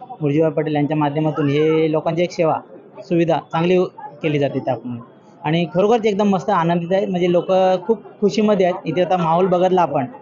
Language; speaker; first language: Marathi; native; Marathi